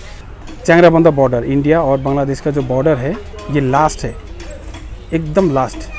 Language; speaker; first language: Hindi; non-native, local second language; Bangla